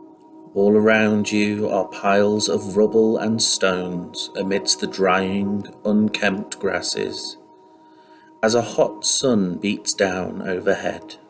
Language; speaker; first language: English; native; English